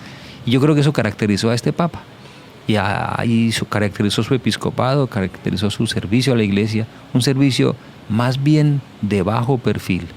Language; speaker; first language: Spanish; native; Spanish